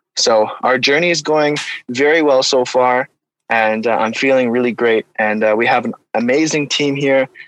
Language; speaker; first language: English; native; English